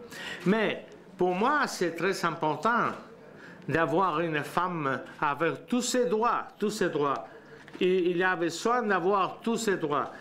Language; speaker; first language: French; non-native, learner; Spanish